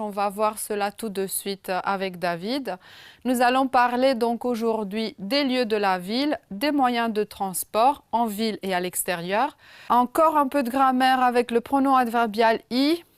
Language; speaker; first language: French; non-native, fluent; Romanian